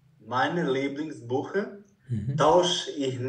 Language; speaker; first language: German; non-native, learner; Croatian